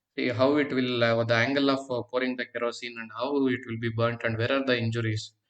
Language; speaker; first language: English; non-native, local second language; Kannada